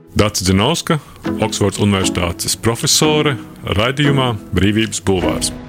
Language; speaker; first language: Latvian; native; Latvian